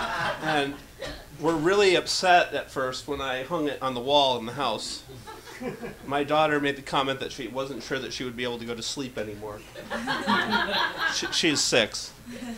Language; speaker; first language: English; native; English